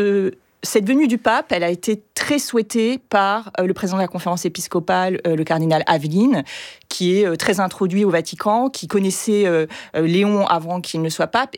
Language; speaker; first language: French; native; French